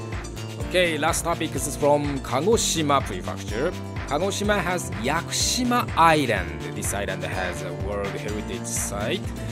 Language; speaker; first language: English; non-native, learner; Japanese